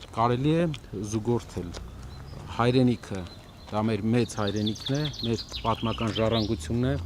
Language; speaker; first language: Armenian; native; Armenian